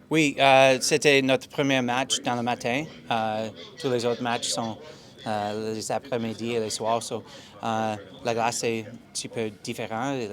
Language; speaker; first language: French; non-native, local second language; English